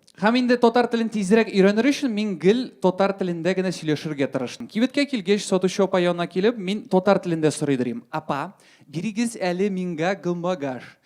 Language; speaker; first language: Tatar; non-native, local second language; Russian